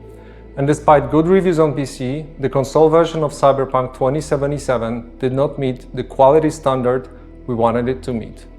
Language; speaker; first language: English; non-native, fluent; Polish